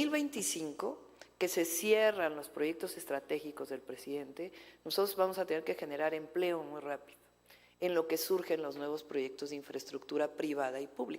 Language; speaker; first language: Spanish; native; Spanish